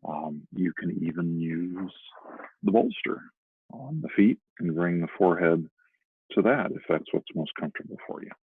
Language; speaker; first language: English; native; English